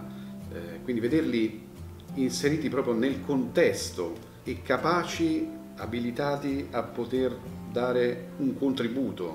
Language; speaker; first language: Italian; native; Italian